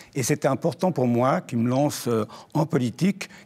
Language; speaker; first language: French; native; French